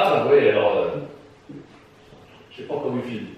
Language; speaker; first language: French; native; French